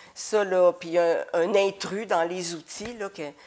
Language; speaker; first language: French; native; French